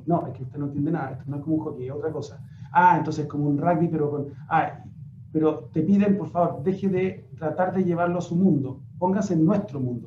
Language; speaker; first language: Spanish; native; Spanish